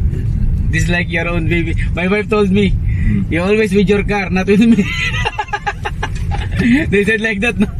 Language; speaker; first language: English; non-native, local second language; Filipino